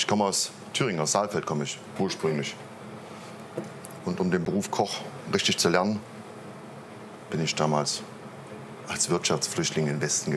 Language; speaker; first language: German; native; German